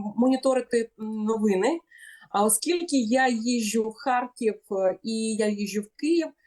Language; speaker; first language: Ukrainian; native; Ukrainian